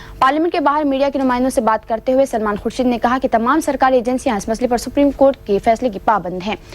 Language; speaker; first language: Urdu; native; Urdu